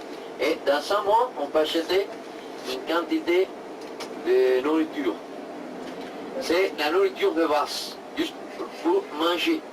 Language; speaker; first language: French; non-native, fluent; Spanish